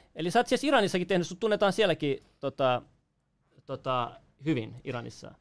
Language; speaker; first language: Finnish; native; Finnish